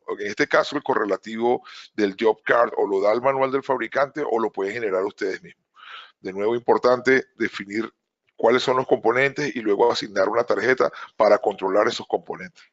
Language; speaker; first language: Spanish; native; Spanish